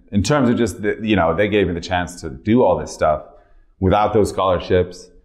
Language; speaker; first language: English; native; English